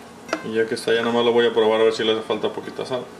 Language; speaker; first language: Spanish; native; Spanish